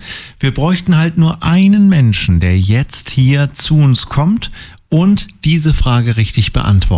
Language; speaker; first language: German; native; German